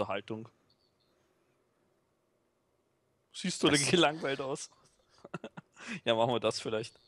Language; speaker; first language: German; native; German